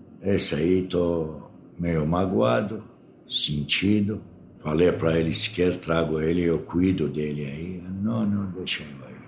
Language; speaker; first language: Portuguese; non-native, fluent; Arabic